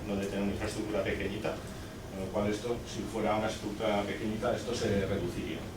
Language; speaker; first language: Spanish; native; Spanish